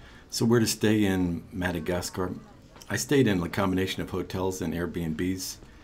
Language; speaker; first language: English; native; English